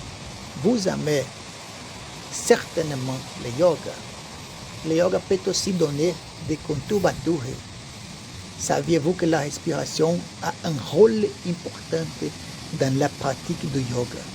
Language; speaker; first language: French; non-native, learner; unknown